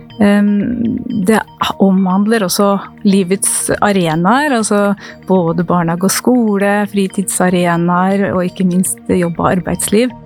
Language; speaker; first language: Norwegian; native; Norwegian